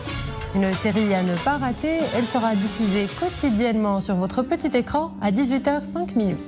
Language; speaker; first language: French; non-native, local second language; Arabic